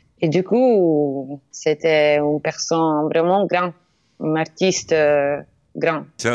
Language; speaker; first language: French; non-native, learner; Italian